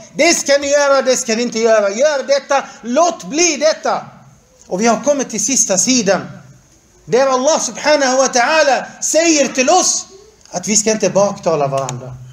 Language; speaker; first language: Swedish; non-native, fluent; Arabic